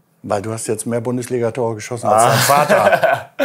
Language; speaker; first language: German; native; German